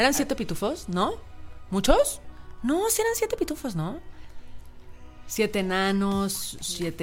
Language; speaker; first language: Spanish; native; Spanish